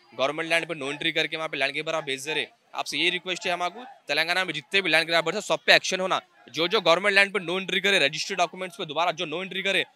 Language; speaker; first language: Hindi; non-native, local second language; Telugu